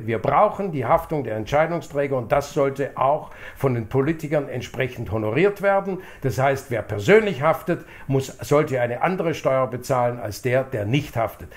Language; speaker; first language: German; native; German